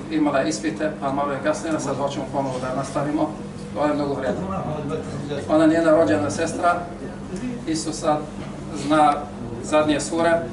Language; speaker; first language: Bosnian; non-native, fluent; Arabic